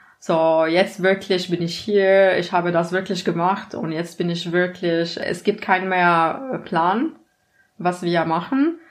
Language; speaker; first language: German; non-native, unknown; Arabic